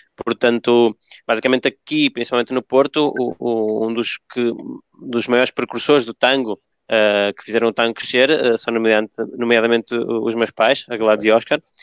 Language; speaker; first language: Portuguese; early bilingual, other home language; Spanish